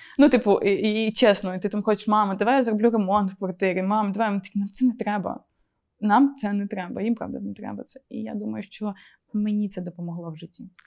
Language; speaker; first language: Ukrainian; native; Ukrainian